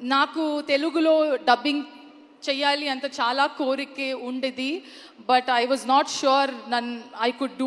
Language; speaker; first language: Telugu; non-native, learner; Kannada